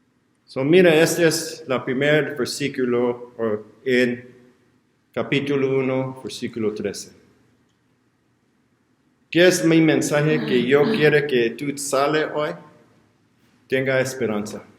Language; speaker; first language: Spanish; non-native, learner; English